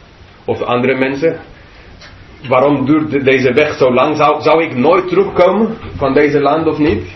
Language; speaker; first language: Dutch; non-native, fluent; English